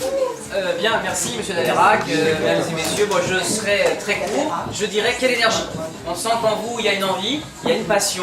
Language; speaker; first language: French; native; French